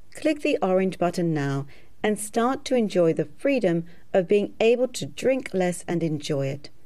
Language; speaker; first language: English; native; English